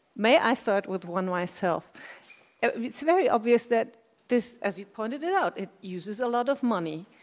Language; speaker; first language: English; non-native, fluent; German